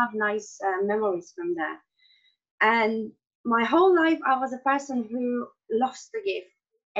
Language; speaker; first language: English; non-native, fluent; Polish